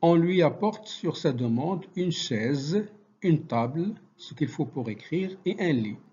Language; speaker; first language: French; non-native, local second language; Arabic